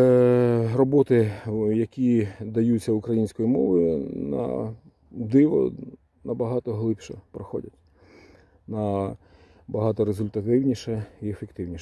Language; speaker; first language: Ukrainian; non-native, local second language; Russian